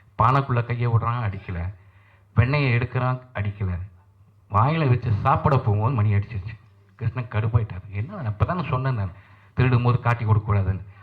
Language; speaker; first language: Tamil; non-native, local second language; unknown